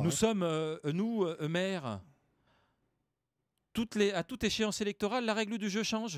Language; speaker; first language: French; native; French